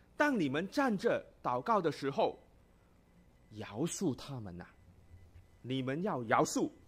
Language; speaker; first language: Chinese; non-native, local second language; Cantonese